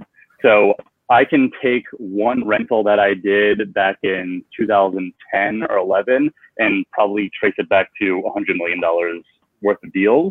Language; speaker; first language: English; native; English